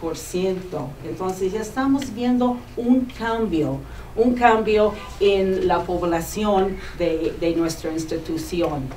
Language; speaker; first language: Spanish; non-native, fluent; English